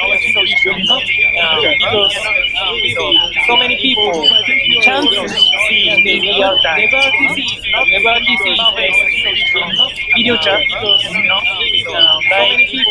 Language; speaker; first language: English; non-native, learner; Japanese